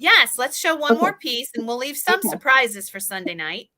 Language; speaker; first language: English; native; English